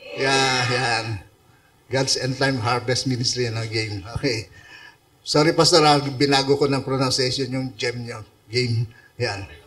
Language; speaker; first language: Filipino; non-native, local second language; Iloko